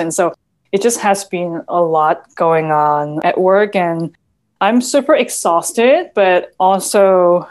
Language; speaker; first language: English; non-native, local second language; Cantonese